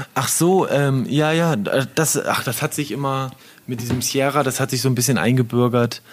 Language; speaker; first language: German; native; German